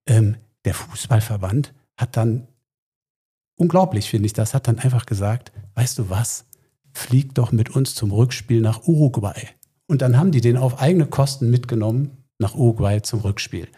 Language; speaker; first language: German; native; German